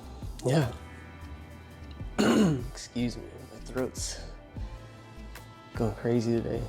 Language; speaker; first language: English; native; English